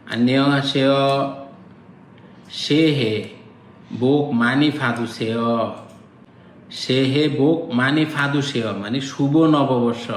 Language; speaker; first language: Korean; non-native, learner; Bangla